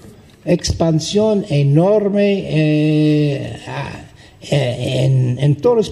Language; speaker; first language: Spanish; non-native, fluent; English